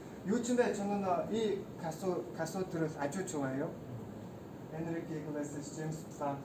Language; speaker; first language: Korean; non-native, learner; Mongolian